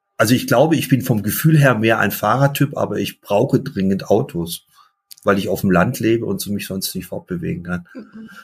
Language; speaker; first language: German; early bilingual, other home language; Dutch